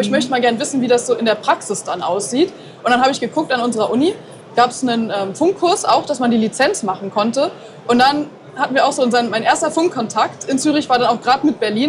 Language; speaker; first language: German; native; German